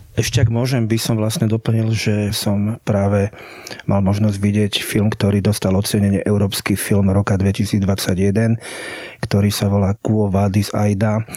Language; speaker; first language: Slovak; native; Slovak